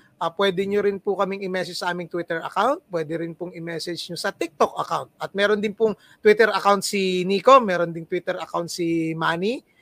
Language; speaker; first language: Filipino; non-native, local second language; Cebuano